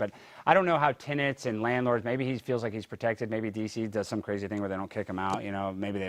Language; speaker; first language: English; native; English